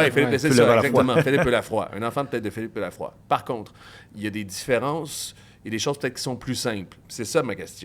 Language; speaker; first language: French; native; French